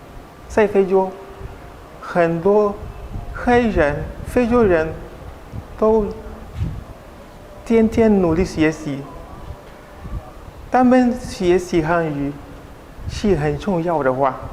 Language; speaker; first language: Chinese; non-native, learner; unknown